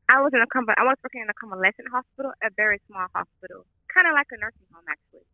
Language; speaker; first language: English; native; English